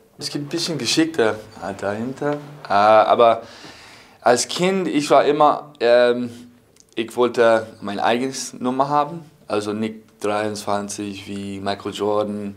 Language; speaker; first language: German; non-native, fluent; English